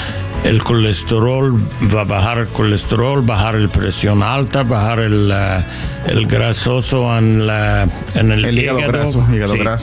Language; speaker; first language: Spanish; non-native, learner; English